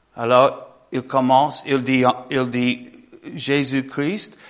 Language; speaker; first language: French; non-native, fluent; English